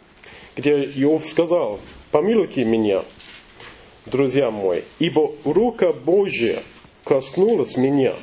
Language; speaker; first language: Russian; non-native, learner; English